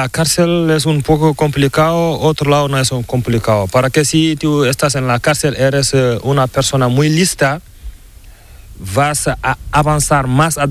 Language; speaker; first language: Spanish; non-native, learner; Fula